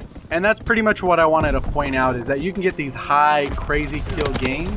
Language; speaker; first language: English; native; English